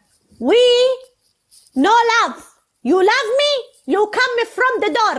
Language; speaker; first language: English; non-native, learner; Arabic